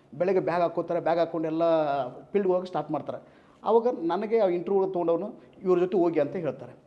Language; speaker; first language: Kannada; native; Kannada